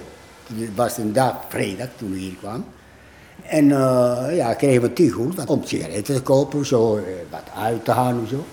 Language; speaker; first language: Dutch; non-native, learner; Italian